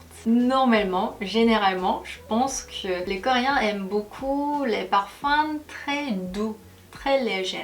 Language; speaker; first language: French; non-native, fluent; Korean